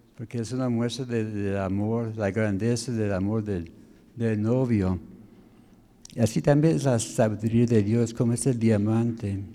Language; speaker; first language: Spanish; non-native, fluent; English